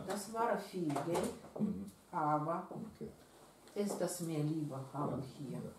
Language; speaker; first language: German; non-native, learner; Russian